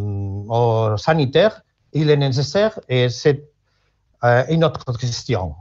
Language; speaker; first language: French; non-native, learner; Spanish